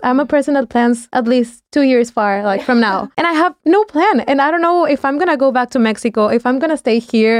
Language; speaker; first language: English; non-native, fluent; Spanish